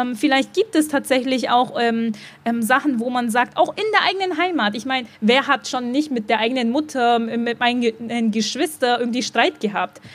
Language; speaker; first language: German; native; German